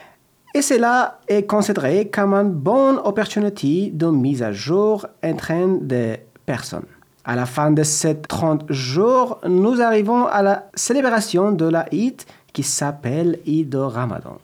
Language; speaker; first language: French; non-native, learner; Persian